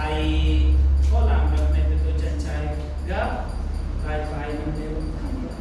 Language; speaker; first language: Vietnamese; non-native, learner; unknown